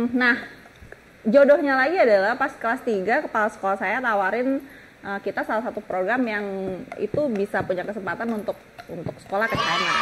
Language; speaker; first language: Indonesian; native; Indonesian